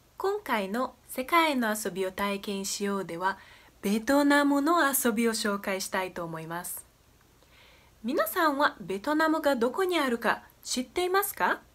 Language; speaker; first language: Japanese; non-native, fluent; Portuguese